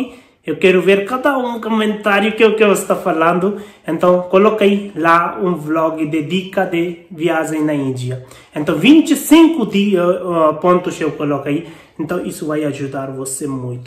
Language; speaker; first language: Portuguese; non-native, learner; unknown